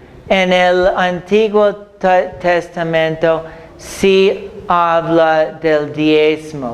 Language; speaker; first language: Spanish; non-native, fluent; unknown